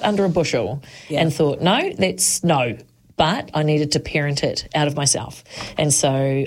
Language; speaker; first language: English; native; English